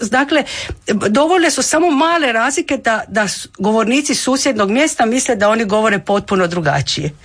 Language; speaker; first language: Croatian; native; Croatian